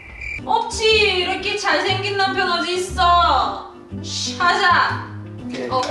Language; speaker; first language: Korean; non-native, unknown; Russian